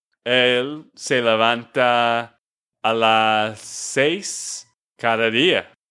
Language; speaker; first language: Spanish; non-native, fluent; English